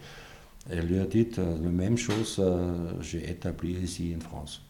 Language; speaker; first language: French; non-native, fluent; German